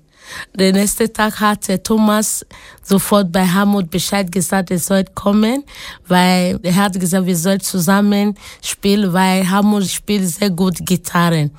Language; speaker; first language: German; non-native, learner; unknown